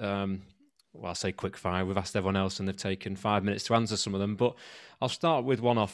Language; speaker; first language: English; native; English